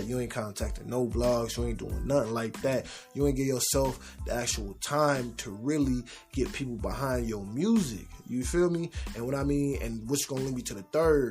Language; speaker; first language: English; native; English